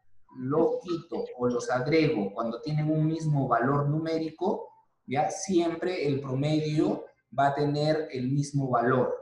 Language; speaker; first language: Spanish; native; Spanish